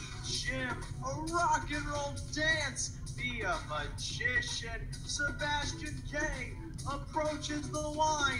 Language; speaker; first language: English; native; English